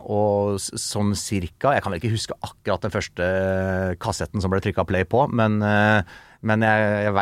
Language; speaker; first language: Norwegian; native; Norwegian